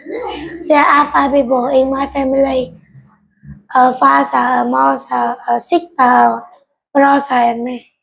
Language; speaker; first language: English; non-native, learner; Vietnamese